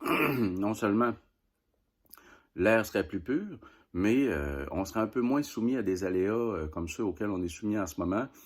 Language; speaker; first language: French; native; French